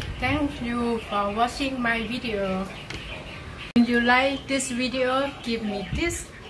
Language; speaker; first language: English; non-native, learner; Lao